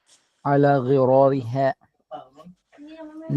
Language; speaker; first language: Arabic; non-native, fluent; Filipino